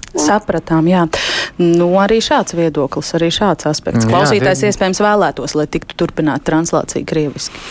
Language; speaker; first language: Latvian; native; Latvian